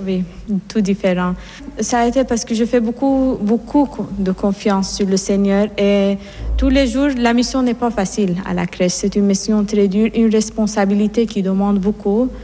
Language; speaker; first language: French; non-native, fluent; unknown